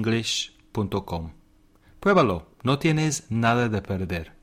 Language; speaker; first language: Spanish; non-native, fluent; English